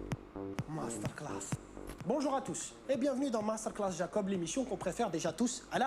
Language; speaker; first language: French; native; French